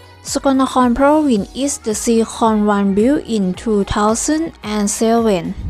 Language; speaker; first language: English; non-native, learner; Thai